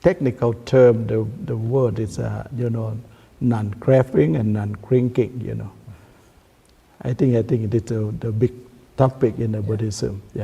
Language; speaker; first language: English; non-native, learner; Thai